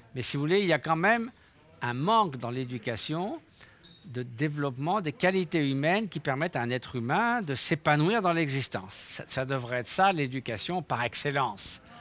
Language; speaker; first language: French; native; French